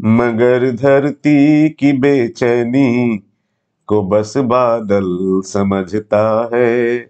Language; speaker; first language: Hindi; native; Hindi